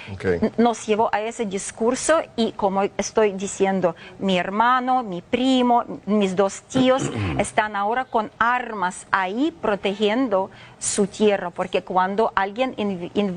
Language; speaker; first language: Spanish; non-native, fluent; Ukrainian